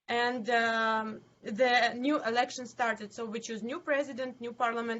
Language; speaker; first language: English; non-native, learner; Ukrainian